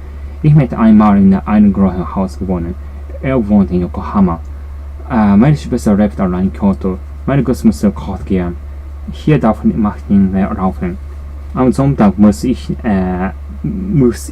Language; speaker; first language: German; non-native, learner; Japanese